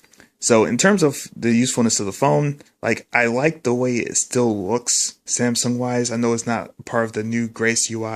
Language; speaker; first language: English; native; English